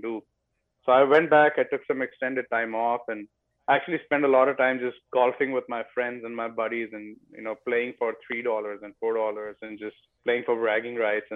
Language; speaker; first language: English; non-native, local second language; Bangla